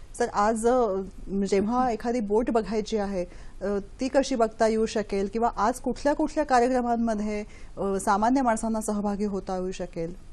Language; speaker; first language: Marathi; native; Marathi